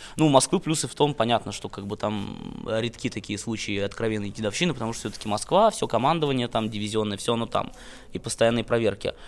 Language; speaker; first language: Russian; native; Russian